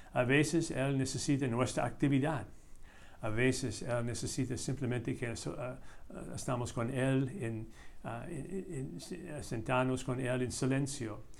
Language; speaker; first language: Spanish; non-native, fluent; English